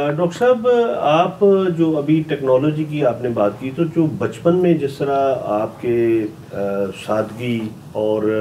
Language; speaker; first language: Urdu; non-native, local second language; Punjabi